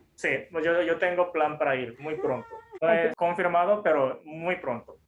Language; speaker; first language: Spanish; non-native, fluent; Japanese